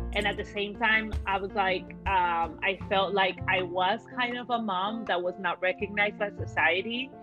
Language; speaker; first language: English; early bilingual, other home language; Spanish